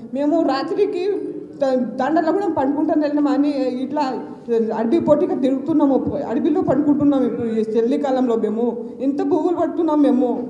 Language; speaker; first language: Telugu; non-native, local second language; Lambadi